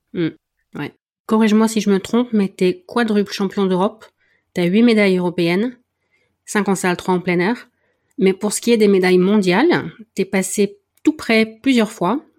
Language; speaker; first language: French; native; French